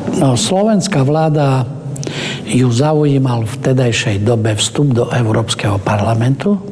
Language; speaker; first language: Slovak; non-native, local second language; Romany